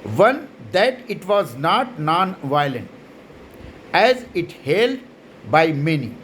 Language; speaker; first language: English; non-native, local second language; Hindi